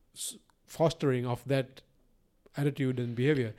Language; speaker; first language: English; non-native, local second language; Sinhala